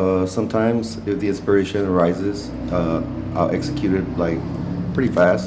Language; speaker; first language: English; early bilingual, other home language; Spanish